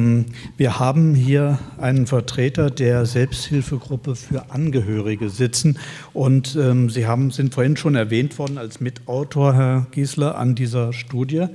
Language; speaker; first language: German; native; German